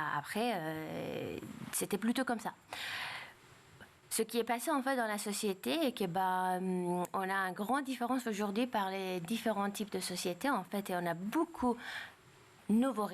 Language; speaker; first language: French; non-native, fluent; Persian